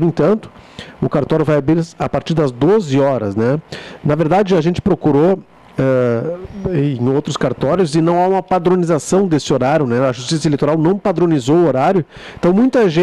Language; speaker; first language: Portuguese; native; Portuguese